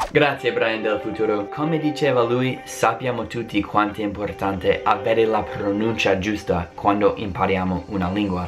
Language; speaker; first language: Italian; non-native, fluent; English